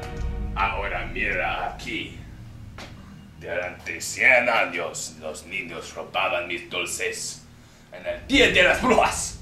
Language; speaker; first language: Spanish; non-native, learner; English